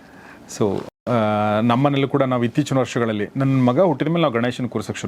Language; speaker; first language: Kannada; native; Kannada